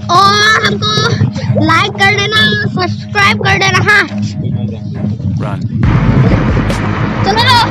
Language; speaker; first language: Hindi; non-native, local second language; Assamese